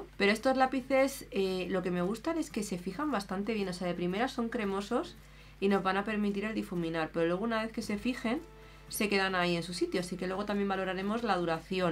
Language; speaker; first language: Spanish; native; Spanish